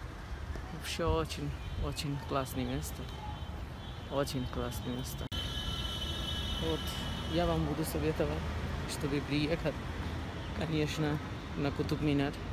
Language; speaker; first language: Russian; non-native, learner; Bangla